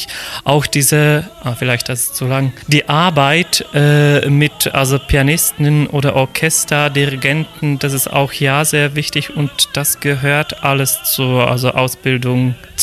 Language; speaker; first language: German; non-native, fluent; Polish